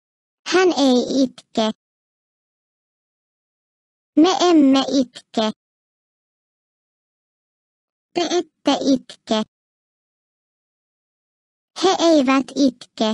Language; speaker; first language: Finnish; non-native, fluent; Turkish